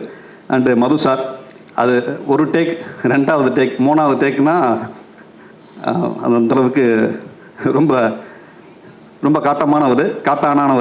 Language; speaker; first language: Tamil; native; Tamil